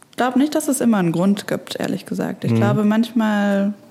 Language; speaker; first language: German; native; German